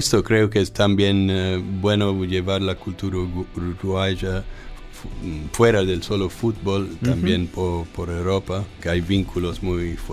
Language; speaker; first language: Spanish; non-native, fluent; English